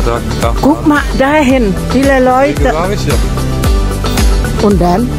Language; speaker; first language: German; non-native, learner; Indonesian